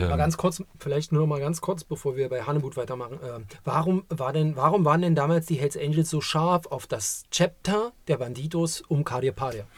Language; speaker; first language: German; native; German